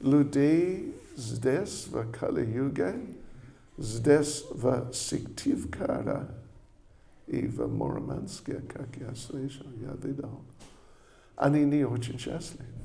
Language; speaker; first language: Russian; non-native, learner; English